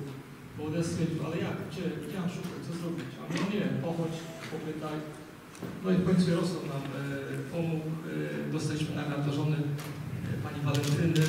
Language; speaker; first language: Polish; native; Polish